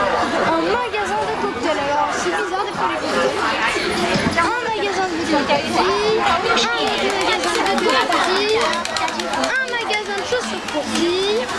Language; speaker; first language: French; native; French